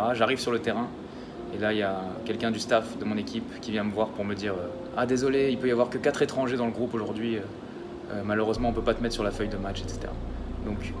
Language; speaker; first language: French; native; French